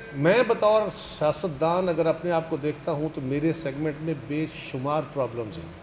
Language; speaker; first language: Urdu; non-native, local second language; Punjabi